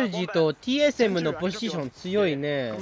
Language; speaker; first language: Japanese; non-native, learner; Filipino